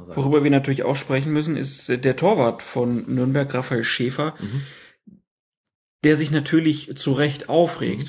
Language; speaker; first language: German; native; German